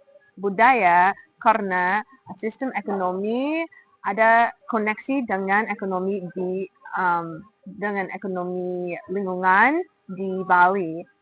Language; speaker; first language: Indonesian; non-native, fluent; English